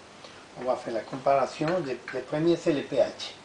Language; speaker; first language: French; non-native, learner; Italian